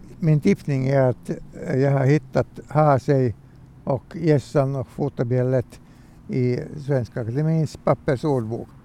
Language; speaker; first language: Swedish; native; Swedish